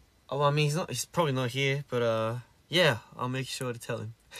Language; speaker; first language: English; early bilingual, other home language; Korean